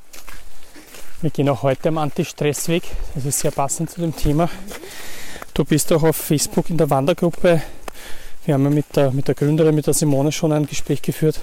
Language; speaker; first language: German; native; German